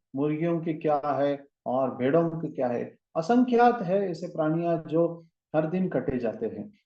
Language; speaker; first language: Hindi; non-native, local second language; Kannada